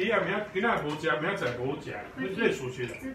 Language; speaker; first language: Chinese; non-native, local second language; Min Nan Chinese